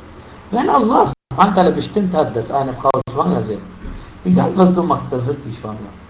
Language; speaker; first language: German; non-native, fluent; Arabic